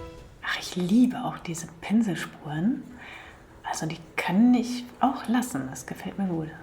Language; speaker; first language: German; native; German